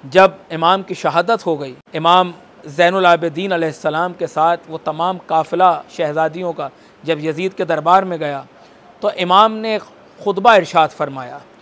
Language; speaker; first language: Hindi; native; Hindi